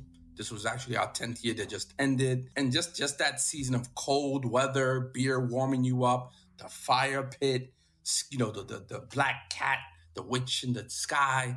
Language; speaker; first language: English; native; English